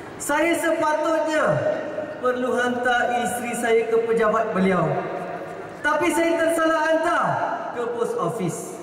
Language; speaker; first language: Malay; non-native, local second language; Tamil